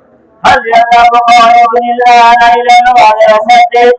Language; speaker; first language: Arabic; non-native, fluent; Bangla